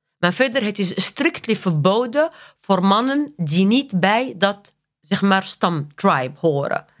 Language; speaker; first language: Dutch; non-native, fluent; Arabic